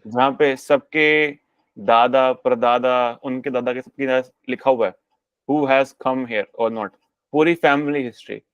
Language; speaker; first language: Hindi; native; Hindi